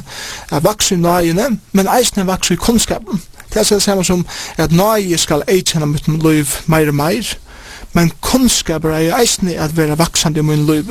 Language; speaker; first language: Norwegian; non-native, learner; Faroese